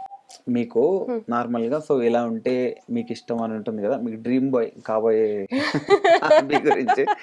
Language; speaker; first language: Telugu; native; Telugu